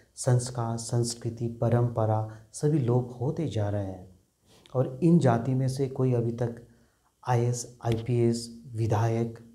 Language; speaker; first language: Hindi; non-native, local second language; Nepali